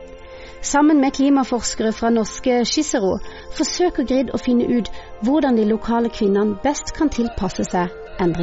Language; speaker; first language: Norwegian; native; Norwegian